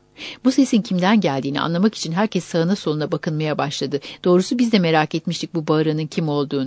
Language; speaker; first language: Turkish; native; Turkish